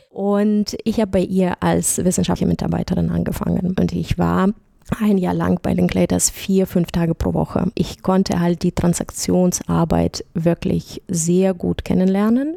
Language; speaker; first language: German; non-native, fluent; Russian